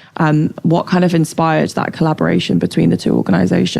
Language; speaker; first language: English; native; English